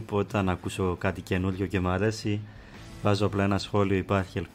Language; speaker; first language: Greek; native; Greek